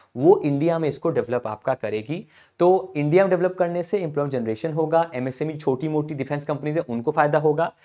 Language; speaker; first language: Hindi; native; Hindi